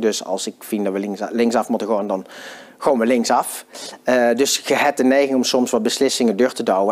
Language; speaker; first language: Dutch; native; Dutch